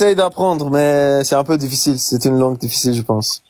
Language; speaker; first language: French; non-native, fluent; Turkish